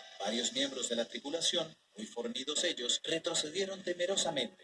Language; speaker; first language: Spanish; native; Spanish